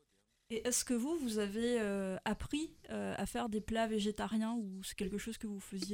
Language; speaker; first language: French; native; French